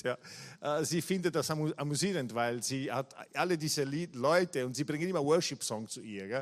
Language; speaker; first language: German; non-native, fluent; Italian